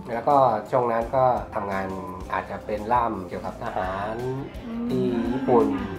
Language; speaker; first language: Thai; early bilingual, other home language; Japanese